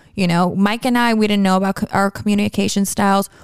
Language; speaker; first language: English; native; English